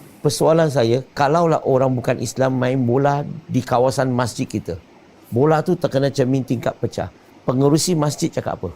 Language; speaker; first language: Malay; non-native, local second language; Chinese